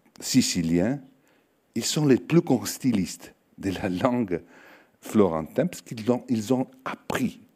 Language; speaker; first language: French; non-native, fluent; Italian